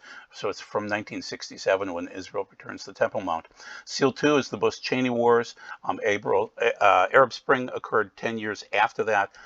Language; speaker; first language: English; native; English